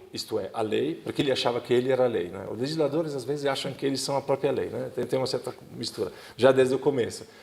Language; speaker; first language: Portuguese; non-native, fluent; Italian